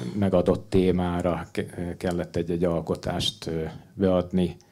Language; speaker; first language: Hungarian; native; Hungarian